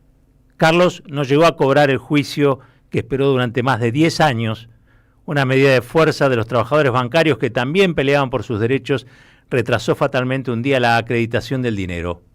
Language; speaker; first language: Spanish; native; Spanish